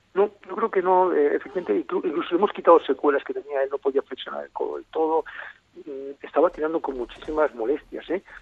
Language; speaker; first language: Spanish; native; Spanish